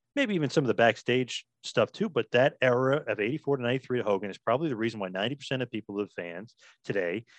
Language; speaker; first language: English; native; English